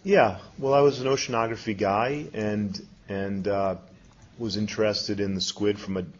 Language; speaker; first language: English; native; English